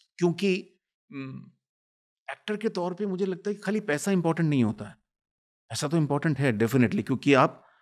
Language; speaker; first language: Hindi; native; Hindi